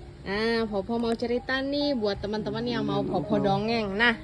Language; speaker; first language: Indonesian; native; Indonesian